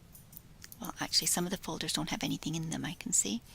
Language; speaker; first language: English; native; English